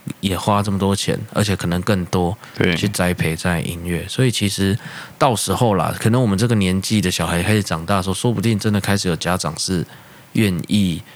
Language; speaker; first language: Chinese; native; Chinese